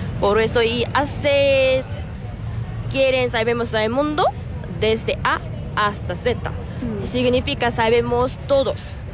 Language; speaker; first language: Spanish; non-native, learner; Korean